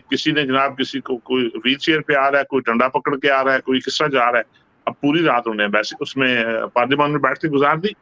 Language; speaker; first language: Urdu; native; Urdu